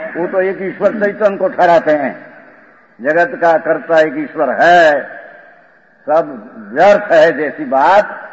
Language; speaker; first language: Hindi; non-native, local second language; Gujarati